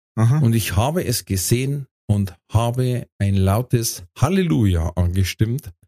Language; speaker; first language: German; native; German